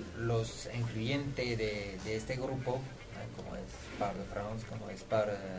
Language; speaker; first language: Spanish; non-native, fluent; French